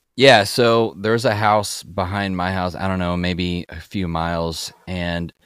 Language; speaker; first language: English; native; English